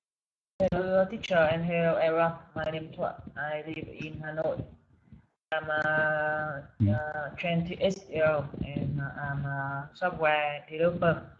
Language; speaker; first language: English; non-native, learner; Vietnamese